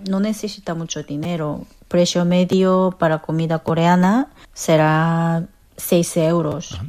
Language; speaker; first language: Spanish; non-native, fluent; Korean